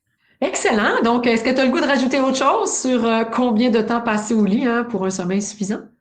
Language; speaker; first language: French; native; French